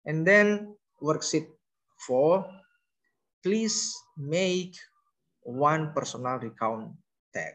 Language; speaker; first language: English; non-native, learner; Indonesian